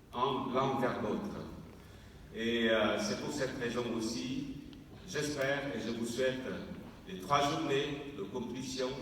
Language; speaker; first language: French; non-native, fluent; Vietnamese